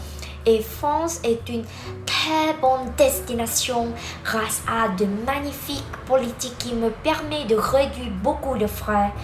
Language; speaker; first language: French; non-native, learner; Vietnamese